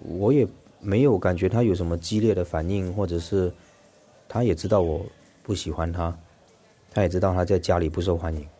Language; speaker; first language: Chinese; native; Chinese